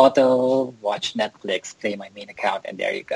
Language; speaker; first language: English; non-native, local second language; Filipino